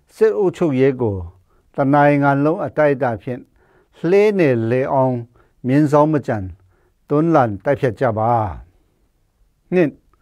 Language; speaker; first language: Burmese; non-native, local second language; Kachin